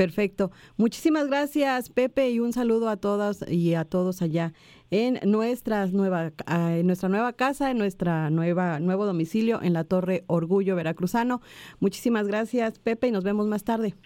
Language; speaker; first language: Spanish; native; Spanish